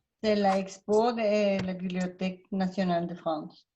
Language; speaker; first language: French; non-native, learner; Spanish